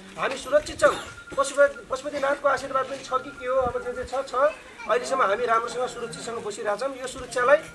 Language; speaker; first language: Nepali; non-native, local second language; Dangaura Tharu